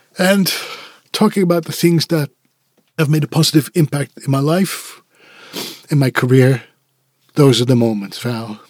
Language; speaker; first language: English; non-native, fluent; Dutch